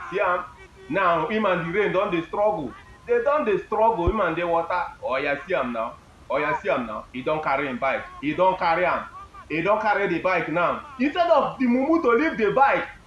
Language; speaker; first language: Nigerian Pidgin; non-native, local second language; Igbo